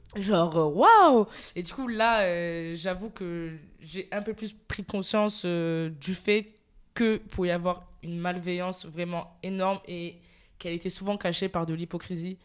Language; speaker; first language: French; native; French